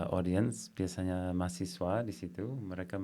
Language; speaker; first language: Indonesian; non-native, fluent; English